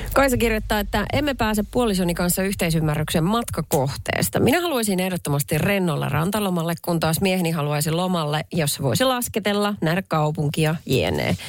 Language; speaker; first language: Finnish; native; Finnish